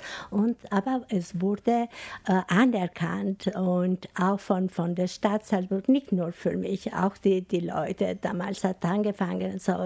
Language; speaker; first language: German; non-native, learner; Albanian